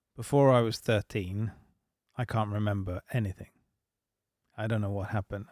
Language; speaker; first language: English; native; English